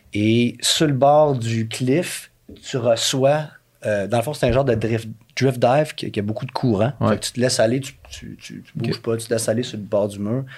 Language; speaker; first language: French; native; French